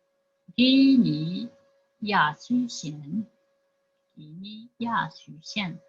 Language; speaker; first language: Chinese; non-native, fluent; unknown